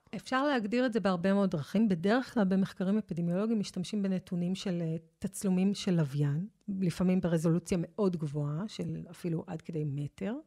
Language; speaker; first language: Hebrew; native; Hebrew